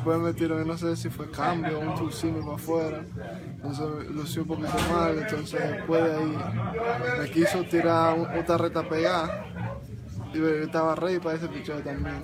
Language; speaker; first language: Spanish; non-native, local second language; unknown